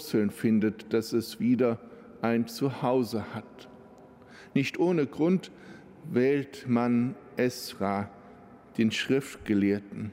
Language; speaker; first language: German; native; German